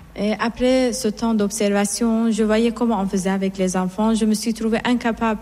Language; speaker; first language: French; non-native, fluent; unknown